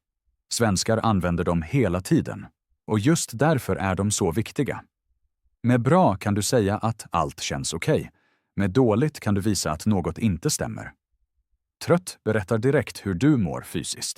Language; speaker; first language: Swedish; non-native, fluent; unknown